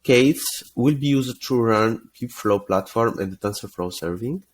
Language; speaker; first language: English; non-native, fluent; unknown